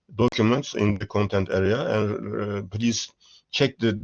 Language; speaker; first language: English; non-native, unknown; Turkish